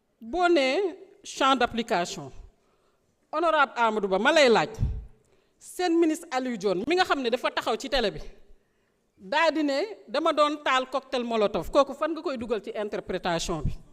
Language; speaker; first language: Wolof; non-native, local second language; Serer